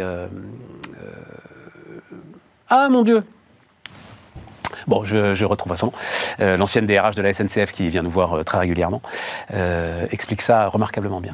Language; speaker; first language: French; native; French